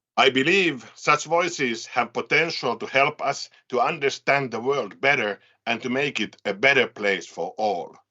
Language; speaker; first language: English; non-native, fluent; Finnish